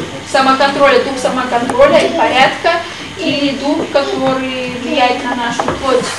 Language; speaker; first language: Russian; native; Russian